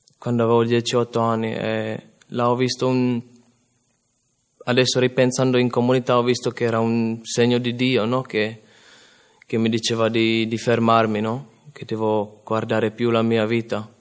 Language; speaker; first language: Italian; non-native, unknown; Czech